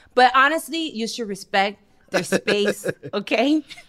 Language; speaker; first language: English; early bilingual, other home language; Spanish